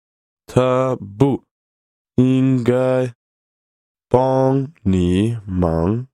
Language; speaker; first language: Chinese; non-native, learner; English